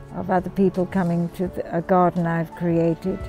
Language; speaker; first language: English; native; English